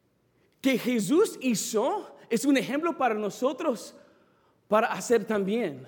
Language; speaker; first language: Spanish; non-native, fluent; English